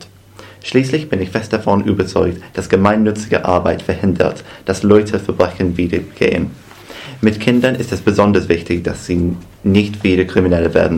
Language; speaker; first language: German; non-native, fluent; English